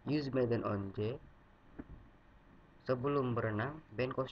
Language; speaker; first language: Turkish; non-native, learner; Indonesian